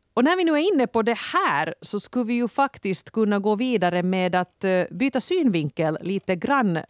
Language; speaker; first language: Swedish; native; Swedish